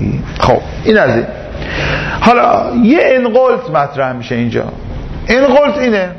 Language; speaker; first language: Persian; native; Persian